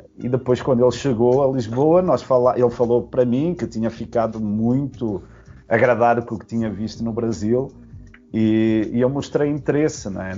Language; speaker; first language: Portuguese; native; Portuguese